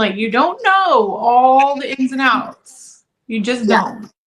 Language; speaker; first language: English; native; English